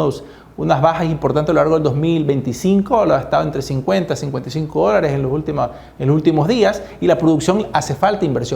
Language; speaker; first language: Spanish; native; Spanish